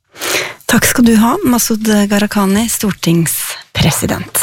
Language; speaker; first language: Norwegian; native; Norwegian